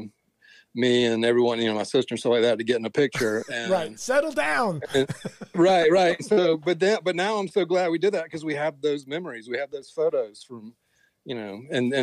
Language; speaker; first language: English; native; English